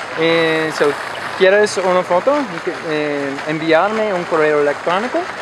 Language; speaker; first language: Spanish; non-native, learner; English